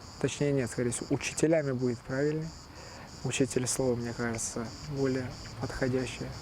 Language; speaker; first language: Russian; early bilingual, other home language; Turkish